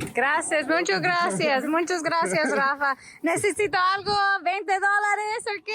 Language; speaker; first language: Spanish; non-native, learner; English